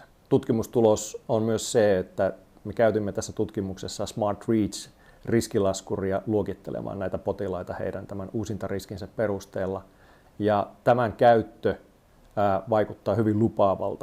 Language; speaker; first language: Finnish; native; Finnish